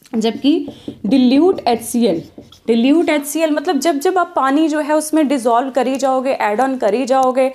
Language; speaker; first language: Hindi; non-native, local second language; Punjabi